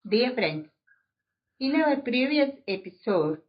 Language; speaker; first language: English; non-native, local second language; Telugu